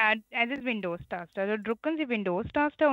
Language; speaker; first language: German; non-native, learner; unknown